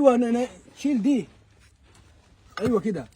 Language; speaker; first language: Arabic; native; Arabic